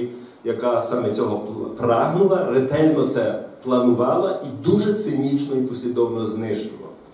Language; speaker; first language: Ukrainian; native; Ukrainian